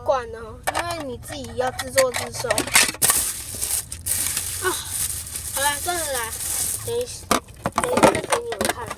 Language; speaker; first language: Chinese; native; Chinese